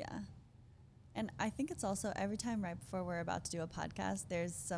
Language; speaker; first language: English; native; English